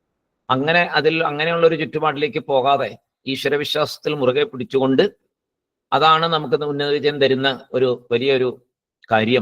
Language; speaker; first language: Malayalam; native; Malayalam